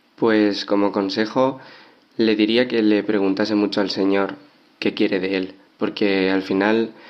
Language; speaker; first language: Spanish; native; Spanish